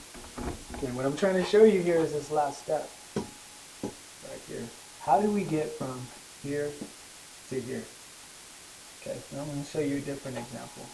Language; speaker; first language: English; native; English